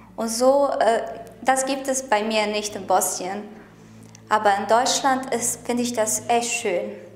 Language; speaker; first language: German; non-native, fluent; Bosnian